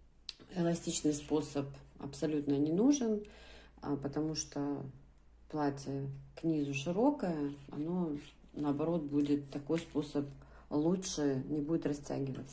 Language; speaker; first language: Russian; native; Russian